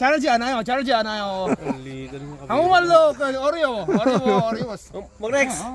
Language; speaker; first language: Korean; non-native, learner; Filipino